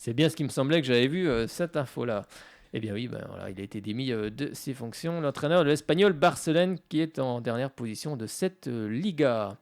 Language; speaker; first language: French; native; French